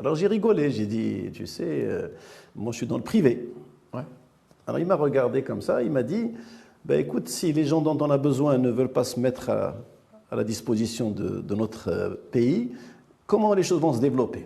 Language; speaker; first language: French; non-native, local second language; Arabic